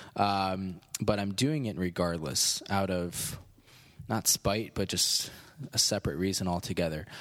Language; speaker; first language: English; native; English